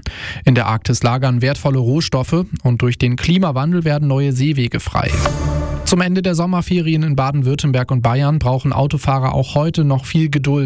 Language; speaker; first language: German; native; German